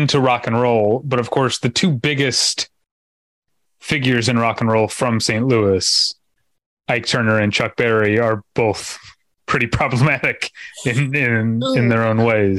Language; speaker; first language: English; native; English